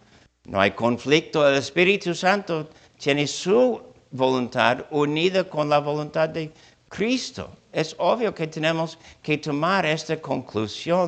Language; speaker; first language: Spanish; non-native, fluent; English